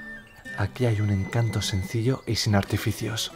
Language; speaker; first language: Spanish; native; Spanish